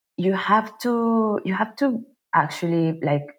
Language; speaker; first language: English; non-native, fluent; Spanish